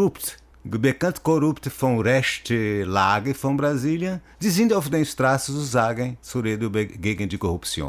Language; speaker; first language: German; non-native, learner; Portuguese